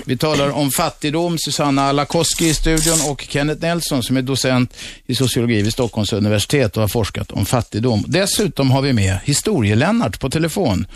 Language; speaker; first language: Swedish; native; Swedish